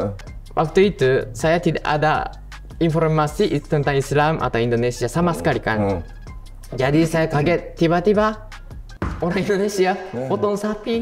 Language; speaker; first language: Indonesian; non-native, fluent; Japanese